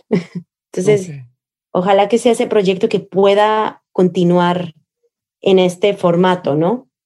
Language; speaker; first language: Spanish; native; Spanish